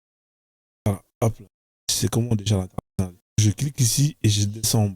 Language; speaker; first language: French; native; French